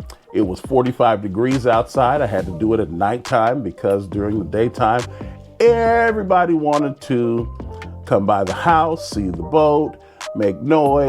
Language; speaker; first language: English; native; English